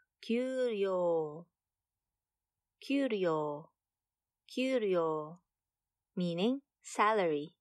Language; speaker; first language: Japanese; non-native, fluent; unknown